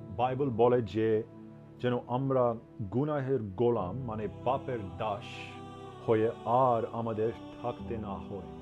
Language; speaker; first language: Bangla; non-native, learner; English